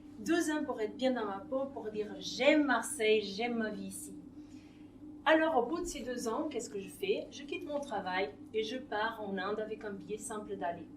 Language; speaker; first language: French; non-native, fluent; Portuguese